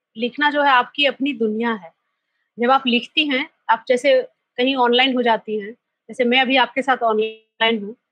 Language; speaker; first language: Hindi; native; Hindi